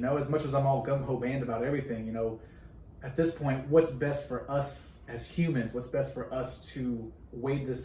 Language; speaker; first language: English; native; English